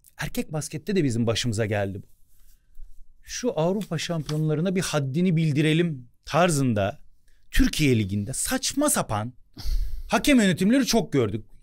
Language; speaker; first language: Turkish; native; Turkish